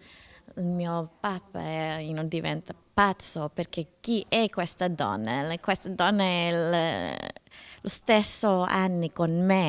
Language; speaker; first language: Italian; non-native, learner; English